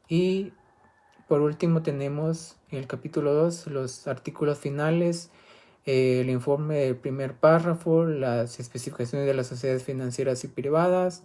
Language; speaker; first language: Spanish; native; Spanish